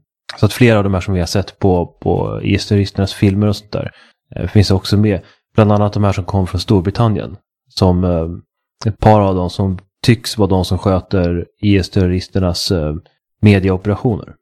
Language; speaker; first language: Swedish; native; Swedish